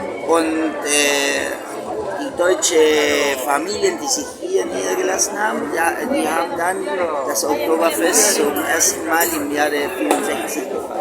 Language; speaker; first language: German; early bilingual, heritage; Spanish